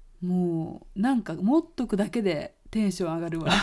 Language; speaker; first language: Japanese; native; Japanese